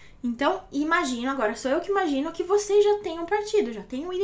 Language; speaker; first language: Portuguese; native; Portuguese